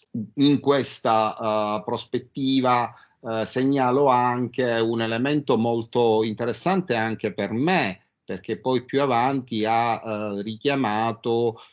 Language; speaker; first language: Italian; native; Italian